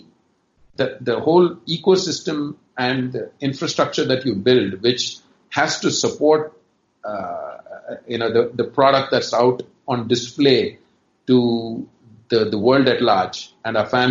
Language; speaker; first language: English; non-native, local second language; Kannada